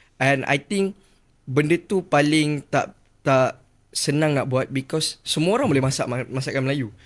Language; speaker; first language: Malay; native; Malay